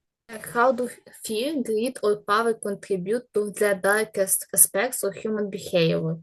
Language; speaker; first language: English; non-native, learner; Ukrainian